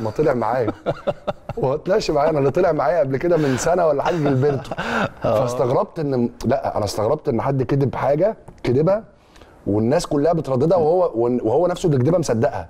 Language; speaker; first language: Arabic; native; Arabic